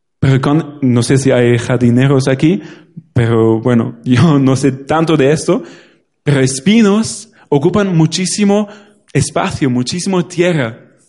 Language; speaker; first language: Spanish; non-native, fluent; German